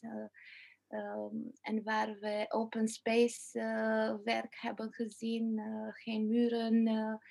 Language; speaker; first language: Dutch; non-native, fluent; Romanian